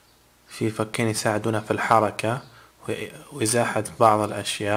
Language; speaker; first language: Arabic; native; Arabic